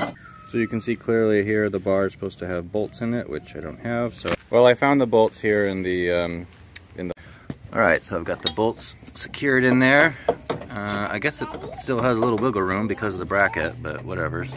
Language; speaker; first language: English; native; English